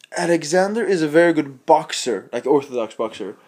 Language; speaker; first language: English; non-native, fluent; Swedish